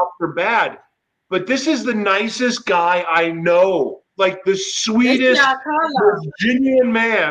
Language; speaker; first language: English; native; English